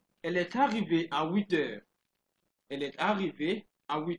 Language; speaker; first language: French; non-native, fluent; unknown